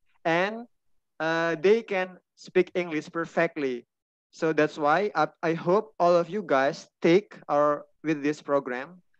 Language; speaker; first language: English; non-native, fluent; Indonesian